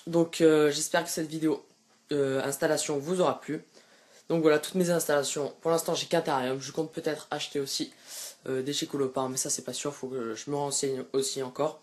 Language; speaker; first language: French; native; French